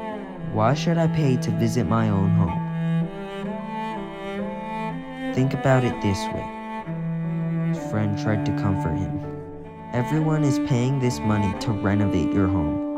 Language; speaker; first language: English; non-native, fluent; Chinese